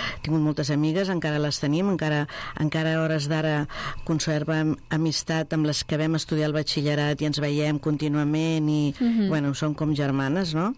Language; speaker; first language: Catalan; non-native, local second language; Spanish